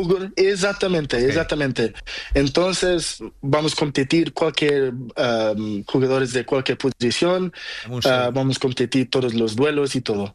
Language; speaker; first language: Spanish; non-native, learner; Portuguese